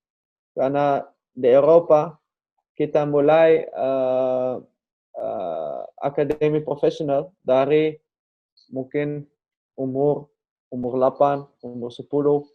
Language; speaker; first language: Indonesian; non-native, learner; Dutch